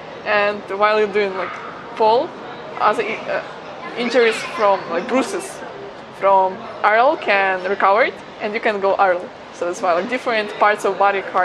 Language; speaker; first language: English; non-native, fluent; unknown